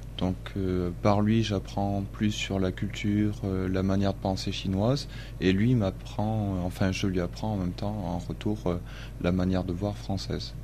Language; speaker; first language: French; native; French